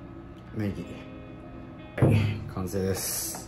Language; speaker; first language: Japanese; native; Japanese